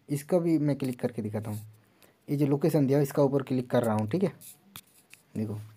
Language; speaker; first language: Hindi; non-native, local second language; Bangla